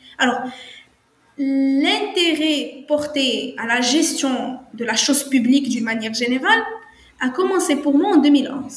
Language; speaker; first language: French; non-native, local second language; Arabic